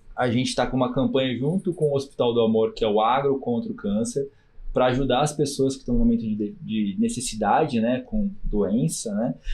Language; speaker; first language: Portuguese; native; Portuguese